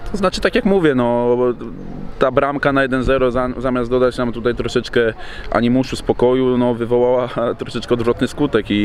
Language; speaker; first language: Polish; native; Polish